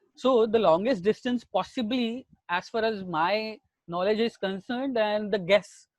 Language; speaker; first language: English; non-native, local second language; Marathi